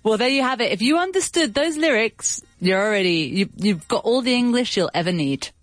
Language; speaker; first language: English; native; English